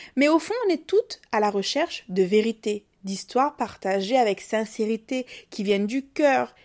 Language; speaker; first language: French; native; French